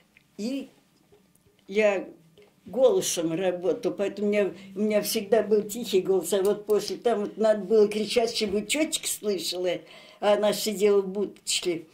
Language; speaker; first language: Russian; native; Russian